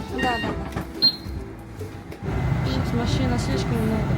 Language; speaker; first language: Russian; non-native, learner; Korean